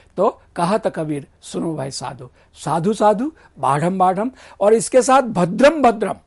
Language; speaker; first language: Hindi; non-native, local second language; Gujarati